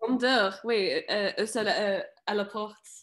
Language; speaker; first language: French; non-native, learner; English